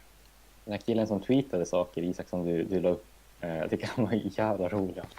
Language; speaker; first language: Swedish; native; Swedish